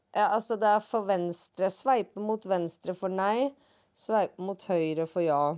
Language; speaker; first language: Norwegian; native; Norwegian